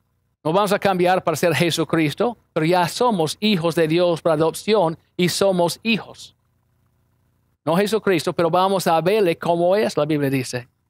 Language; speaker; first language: Spanish; non-native, fluent; English